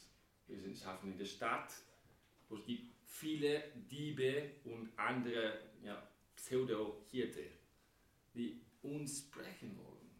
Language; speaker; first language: German; non-native, fluent; English